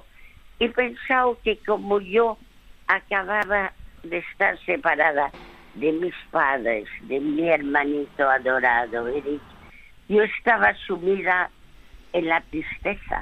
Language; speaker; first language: Spanish; early bilingual, other home language; French